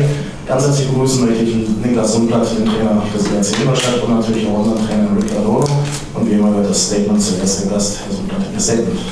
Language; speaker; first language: German; native; German